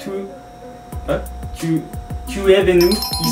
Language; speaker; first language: French; non-native, learner; Japanese